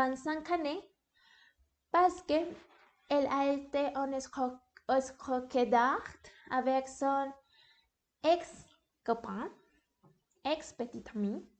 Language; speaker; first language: French; non-native, learner; English